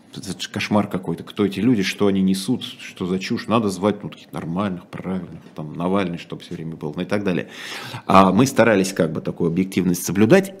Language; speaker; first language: Russian; native; Russian